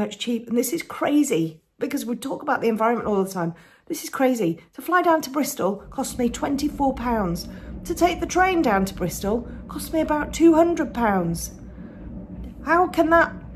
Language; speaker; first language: English; native; English